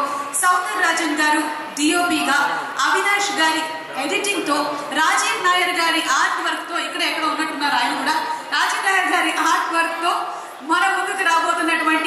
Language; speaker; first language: Telugu; native; Telugu